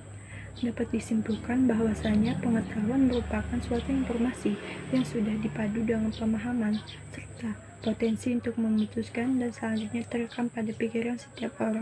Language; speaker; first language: Indonesian; native; Indonesian